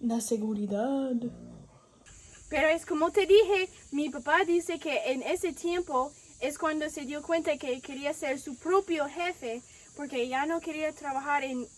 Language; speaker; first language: Spanish; non-native, fluent; English